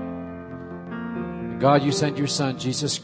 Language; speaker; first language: English; native; English